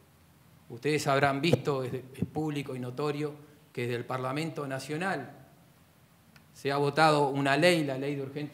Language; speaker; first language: Spanish; native; Spanish